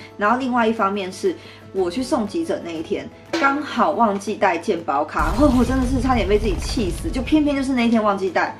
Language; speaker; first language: Chinese; native; Chinese